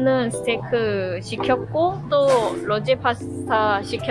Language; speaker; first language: Korean; non-native, learner; Thai